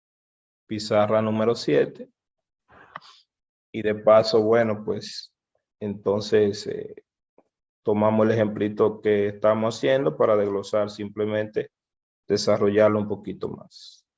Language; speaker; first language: Spanish; native; Spanish